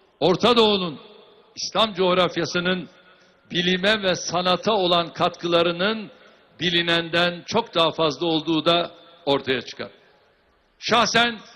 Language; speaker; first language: Turkish; native; Turkish